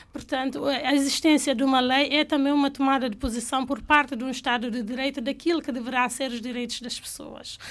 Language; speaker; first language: Portuguese; non-native, local second language; Fula